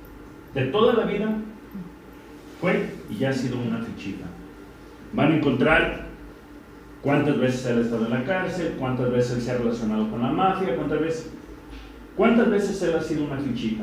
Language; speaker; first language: Spanish; native; Spanish